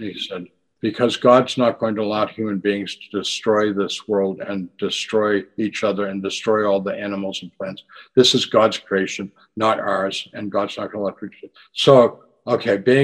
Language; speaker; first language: English; native; English